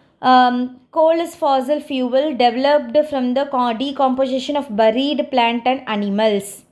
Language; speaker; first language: English; non-native, local second language; Tamil